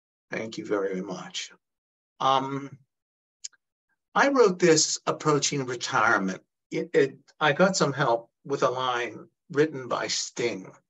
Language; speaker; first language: English; early bilingual, other home language; Italian